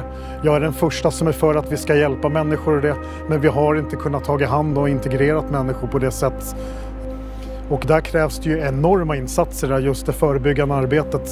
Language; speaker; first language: Swedish; native; Swedish